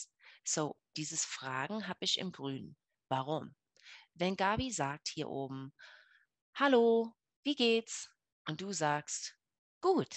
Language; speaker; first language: German; non-native, fluent; English